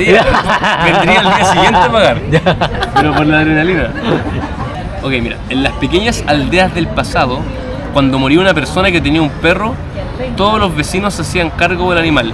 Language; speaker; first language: Spanish; native; Spanish